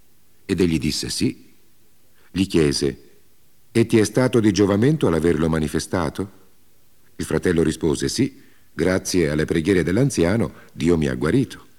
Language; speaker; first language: Italian; native; Italian